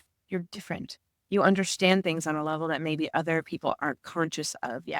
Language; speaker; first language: English; native; English